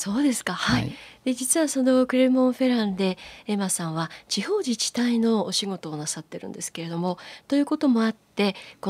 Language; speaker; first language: Japanese; native; Japanese